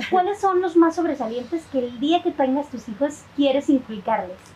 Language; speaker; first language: Spanish; native; Spanish